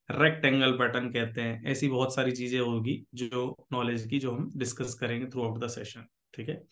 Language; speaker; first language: Hindi; native; Hindi